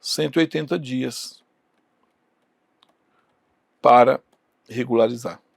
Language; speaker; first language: Portuguese; native; Portuguese